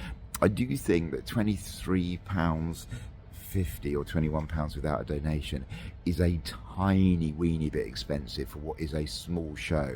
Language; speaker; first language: English; native; English